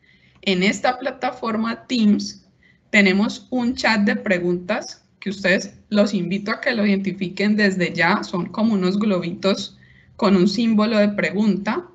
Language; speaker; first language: Spanish; native; Spanish